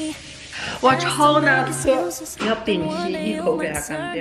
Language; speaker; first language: Chinese; native; Chinese